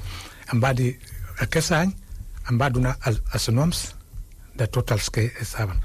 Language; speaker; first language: Catalan; non-native, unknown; Wolof